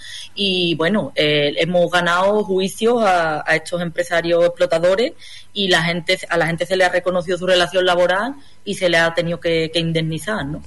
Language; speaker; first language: Spanish; native; Spanish